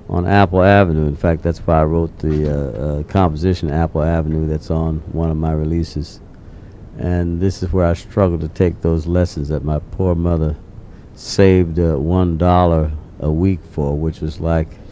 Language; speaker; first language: English; native; English